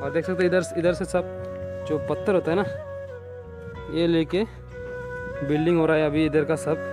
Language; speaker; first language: Hindi; non-native, local second language; Bangla